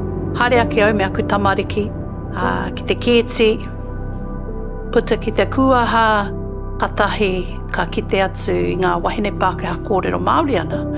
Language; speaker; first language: Māori; non-native, local second language; English